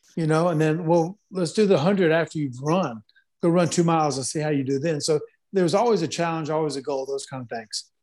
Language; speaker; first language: English; native; English